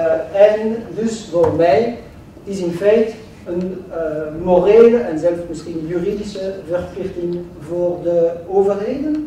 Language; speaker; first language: Dutch; non-native, local second language; French